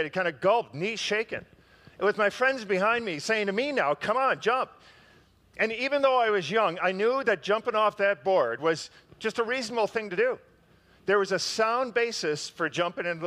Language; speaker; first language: English; native; English